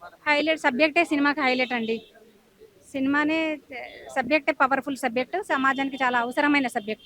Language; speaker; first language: Telugu; native; Telugu